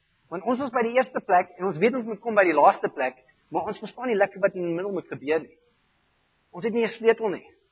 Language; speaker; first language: Afrikaans; non-native, fluent; German